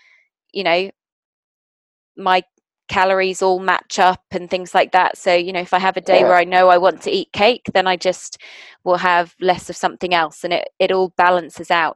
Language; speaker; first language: English; native; English